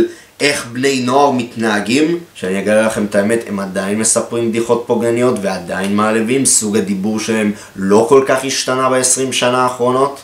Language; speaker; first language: Hebrew; native; Hebrew